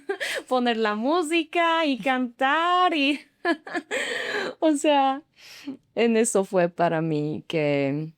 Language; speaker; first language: Spanish; non-native, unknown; Slovak